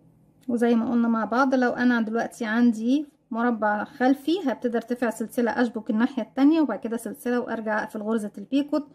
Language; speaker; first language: Arabic; native; Arabic